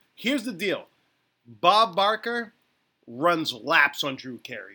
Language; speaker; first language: English; native; English